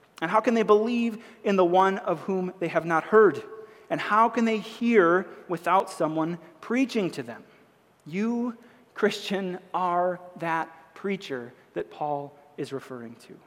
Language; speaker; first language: English; native; English